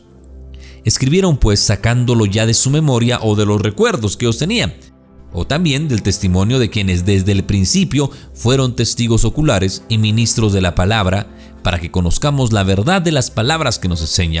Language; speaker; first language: Spanish; native; Spanish